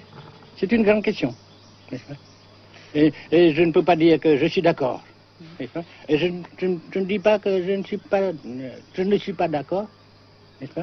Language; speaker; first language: French; non-native, fluent; Vietnamese